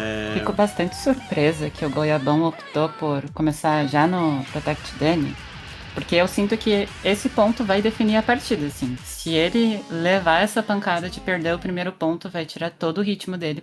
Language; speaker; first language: Portuguese; native; Portuguese